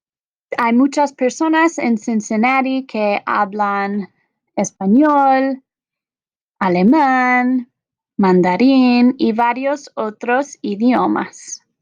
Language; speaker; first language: Spanish; non-native, fluent; English